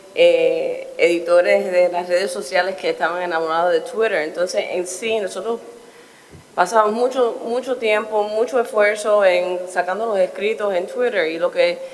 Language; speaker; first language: Spanish; early bilingual, heritage; Spanish